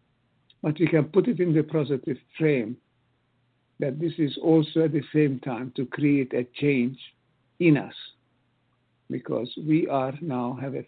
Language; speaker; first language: English; non-native, fluent; Hungarian